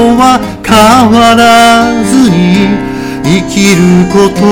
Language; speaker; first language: Japanese; native; Japanese